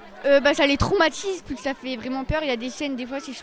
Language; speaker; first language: French; native; French